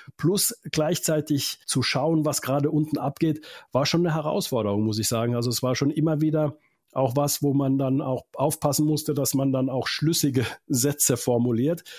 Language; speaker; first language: German; non-native, fluent; Finnish